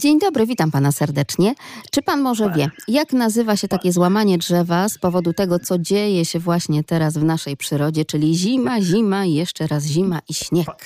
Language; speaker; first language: Polish; native; Polish